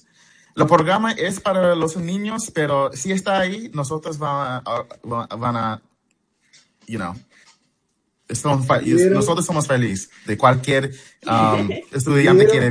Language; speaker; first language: Spanish; early bilingual, heritage; English